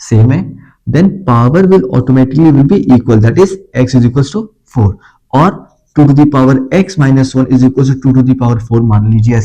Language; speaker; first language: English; non-native, local second language; Hindi